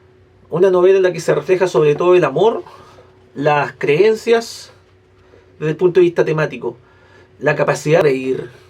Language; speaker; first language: Spanish; native; Spanish